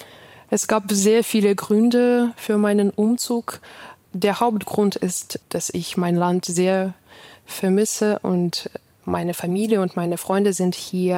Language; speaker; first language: German; non-native, fluent; Ukrainian